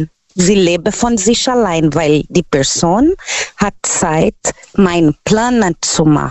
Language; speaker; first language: German; non-native, learner; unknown